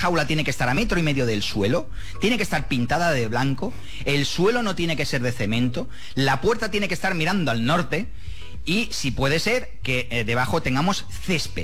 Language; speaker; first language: Spanish; native; Spanish